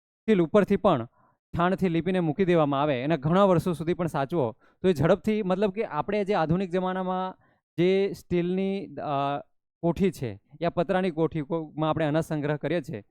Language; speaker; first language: Gujarati; non-native, local second language; Rathawi